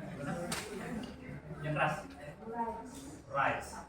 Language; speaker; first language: Indonesian; native; Indonesian